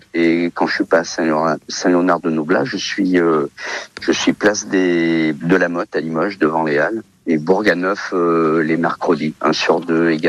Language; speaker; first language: French; early bilingual, other home language; Portuguese